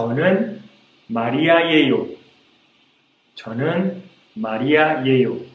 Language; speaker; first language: Korean; non-native, fluent; Spanish